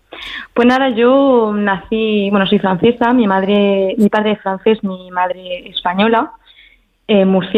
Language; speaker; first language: Spanish; early bilingual, heritage; Spanish